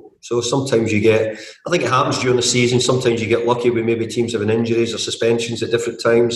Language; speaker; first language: English; native; English